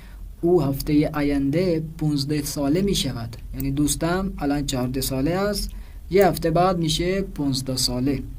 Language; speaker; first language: Persian; non-native, fluent; Urdu